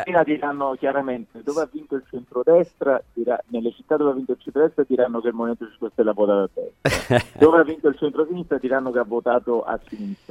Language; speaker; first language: Italian; native; Italian